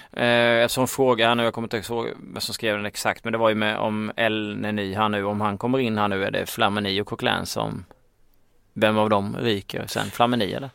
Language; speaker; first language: Swedish; native; Swedish